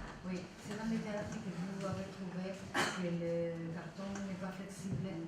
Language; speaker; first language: French; non-native, learner; Spanish